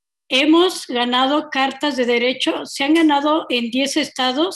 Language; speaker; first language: Spanish; native; Spanish